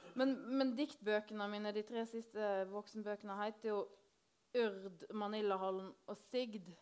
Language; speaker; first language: Norwegian; native; Norwegian